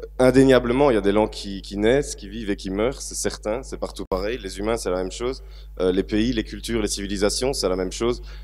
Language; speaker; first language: French; native; French